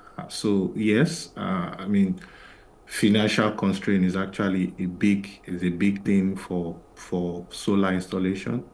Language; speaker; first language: English; non-native, local second language; Yoruba